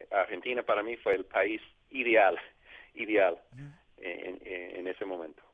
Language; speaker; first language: Spanish; non-native, fluent; English